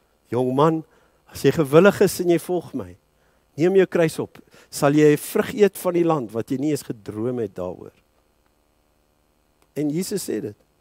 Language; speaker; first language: Afrikaans; early bilingual, heritage; Afrikaans